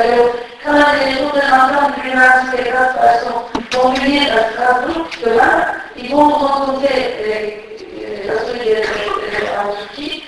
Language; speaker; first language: French; non-native, fluent; Turkish